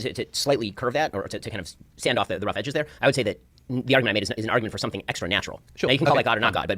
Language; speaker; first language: English; native; English